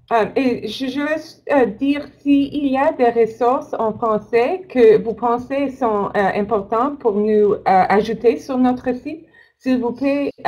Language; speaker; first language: French; non-native, learner; English